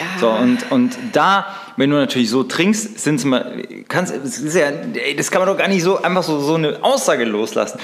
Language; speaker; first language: German; native; German